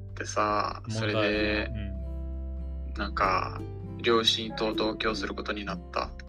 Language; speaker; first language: Japanese; non-native, fluent; Portuguese